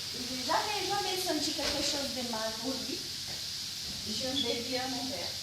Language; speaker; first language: French; non-native, learner; Portuguese